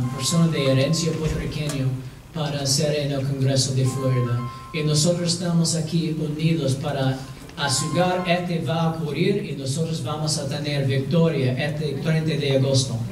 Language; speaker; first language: Spanish; early bilingual, other home language; English